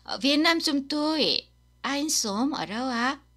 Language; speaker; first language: Vietnamese; non-native, learner; Korean